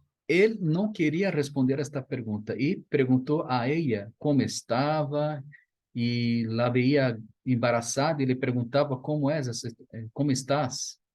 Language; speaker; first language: Spanish; non-native, fluent; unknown